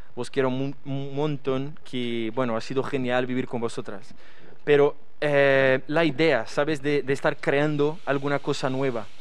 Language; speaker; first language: Spanish; non-native, fluent; Portuguese